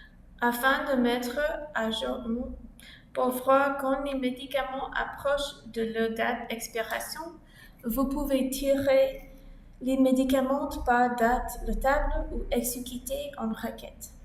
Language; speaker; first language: French; non-native, learner; English